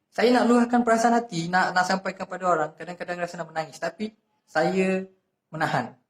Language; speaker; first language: Malay; non-native, fluent; Bangla